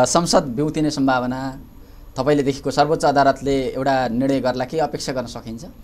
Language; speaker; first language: Nepali; native; Nepali